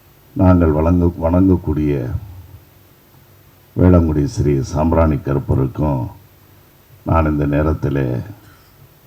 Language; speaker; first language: Tamil; native; Tamil